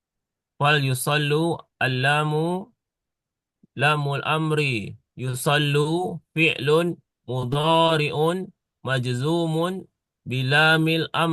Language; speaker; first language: Arabic; non-native, learner; Indonesian